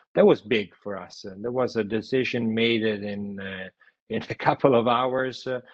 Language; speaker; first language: English; non-native, fluent; Italian